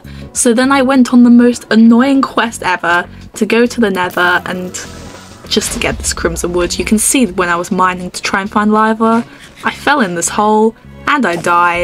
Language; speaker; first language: English; native; English